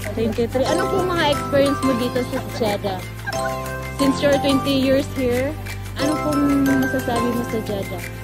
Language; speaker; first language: Filipino; native; Filipino